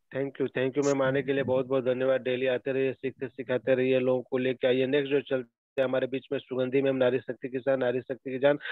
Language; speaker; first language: Hindi; native; Hindi